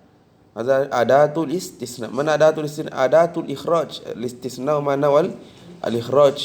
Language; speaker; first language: Arabic; non-native, fluent; Indonesian